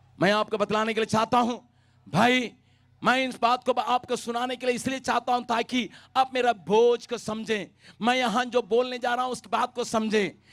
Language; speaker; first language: Hindi; non-native, local second language; Tamil